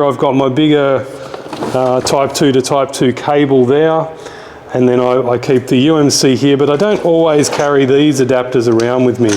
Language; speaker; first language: English; native; English